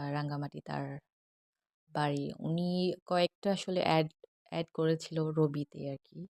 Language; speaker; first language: Bangla; non-native, local second language; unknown